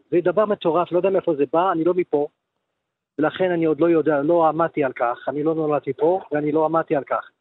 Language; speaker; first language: Hebrew; early bilingual, other home language; Arabic